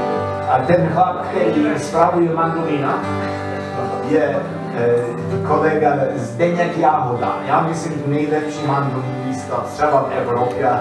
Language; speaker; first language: Czech; non-native, learner; English